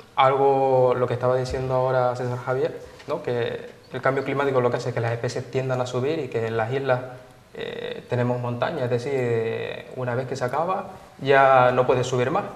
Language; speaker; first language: Spanish; native; Spanish